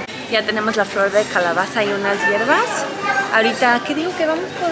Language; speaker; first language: Spanish; non-native, fluent; English